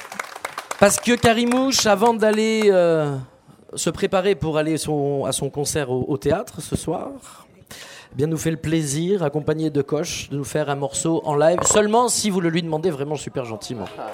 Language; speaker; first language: French; native; French